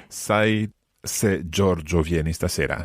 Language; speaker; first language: Italian; non-native, fluent; English